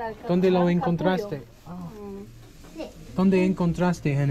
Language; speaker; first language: Spanish; non-native, learner; English